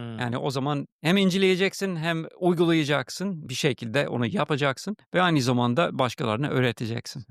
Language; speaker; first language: Turkish; non-native, fluent; English